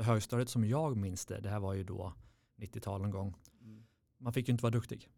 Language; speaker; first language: Swedish; native; Swedish